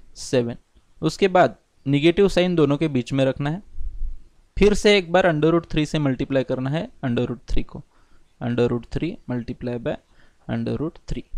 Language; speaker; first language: Hindi; non-native, local second language; Marathi